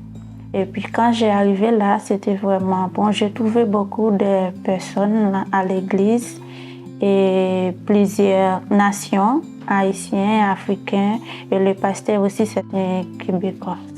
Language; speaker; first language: French; non-native, learner; Haitian Creole